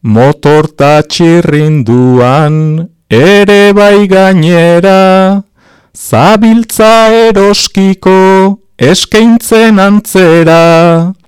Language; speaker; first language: Basque; native; Basque